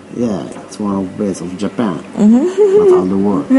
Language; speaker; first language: English; non-native, learner; Arabic